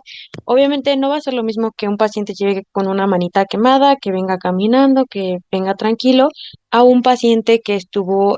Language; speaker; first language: Spanish; native; Spanish